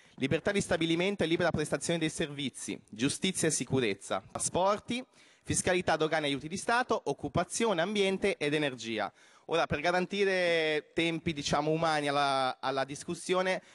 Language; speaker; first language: Italian; native; Italian